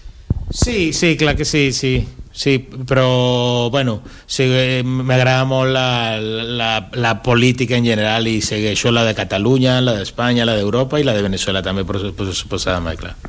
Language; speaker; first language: Catalan; non-native, fluent; Spanish